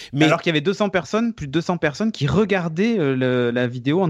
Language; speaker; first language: French; native; French